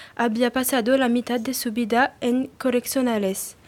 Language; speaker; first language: Spanish; non-native, learner; French